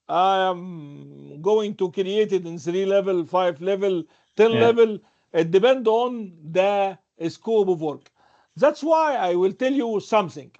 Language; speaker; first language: English; non-native, fluent; Arabic